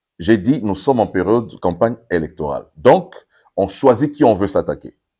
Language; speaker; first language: French; non-native, local second language; Lingala